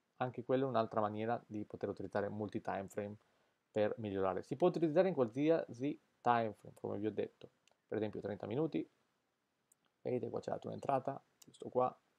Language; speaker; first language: Italian; non-native, fluent; Spanish